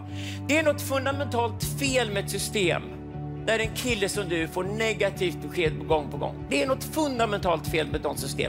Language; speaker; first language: Swedish; native; Swedish